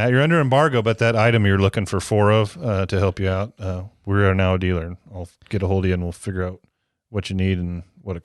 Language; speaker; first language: English; native; English